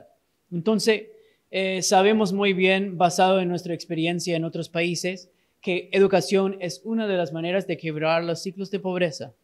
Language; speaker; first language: Spanish; non-native, fluent; English